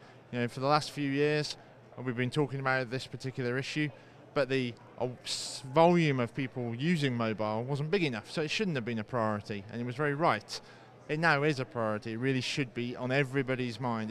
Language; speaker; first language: English; native; English